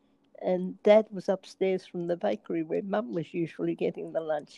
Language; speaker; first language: English; native; English